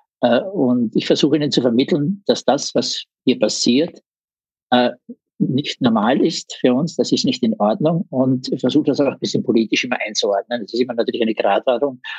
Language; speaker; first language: German; native; German